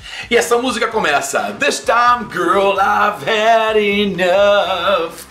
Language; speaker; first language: English; non-native, fluent; Portuguese